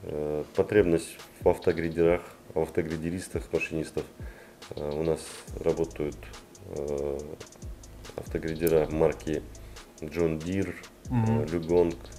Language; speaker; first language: Russian; native; Russian